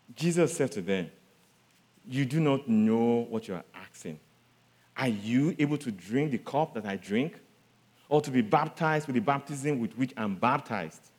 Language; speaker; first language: English; non-native, local second language; Yoruba